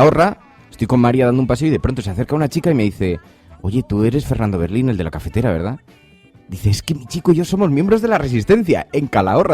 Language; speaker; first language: Spanish; native; Spanish